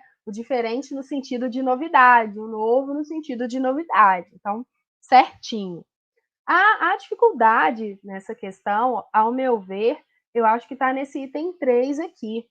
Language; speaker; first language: Portuguese; native; Portuguese